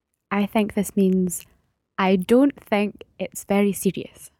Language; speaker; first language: English; native; English